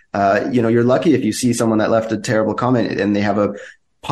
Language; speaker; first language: English; native; English